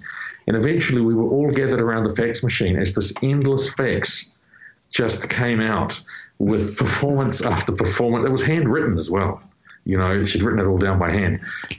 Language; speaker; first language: English; native; English